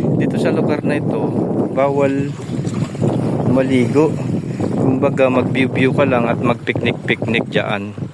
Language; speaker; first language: Filipino; non-native, local second language; Pampanga